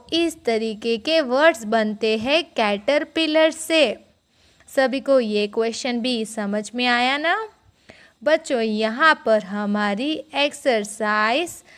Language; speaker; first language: Hindi; non-native, local second language; Gujarati